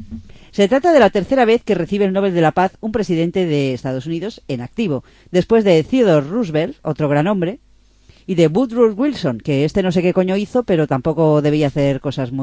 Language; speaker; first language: Spanish; native; Spanish